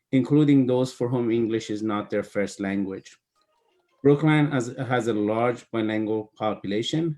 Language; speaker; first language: English; non-native, fluent; Persian